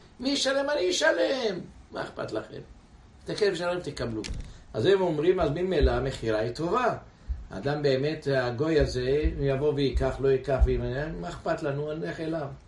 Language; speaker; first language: Hebrew; non-native, fluent; English